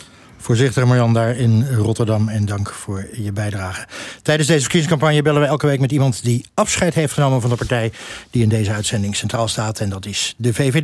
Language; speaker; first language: Dutch; native; Dutch